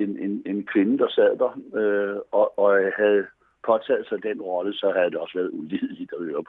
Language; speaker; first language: Danish; native; Danish